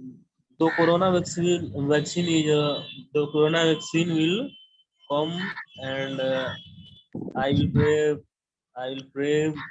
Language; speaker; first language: English; non-native, learner; Hindi